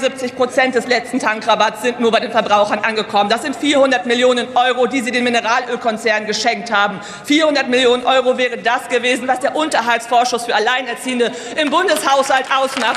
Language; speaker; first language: German; native; German